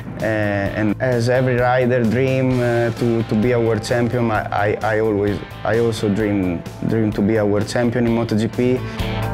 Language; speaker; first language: English; non-native, fluent; Italian